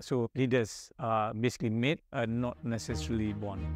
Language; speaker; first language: English; non-native, local second language; Malay